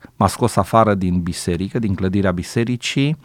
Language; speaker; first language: Romanian; native; Romanian